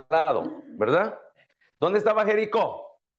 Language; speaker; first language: Spanish; native; Spanish